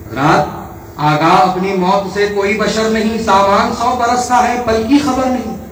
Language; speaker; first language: Urdu; native; Urdu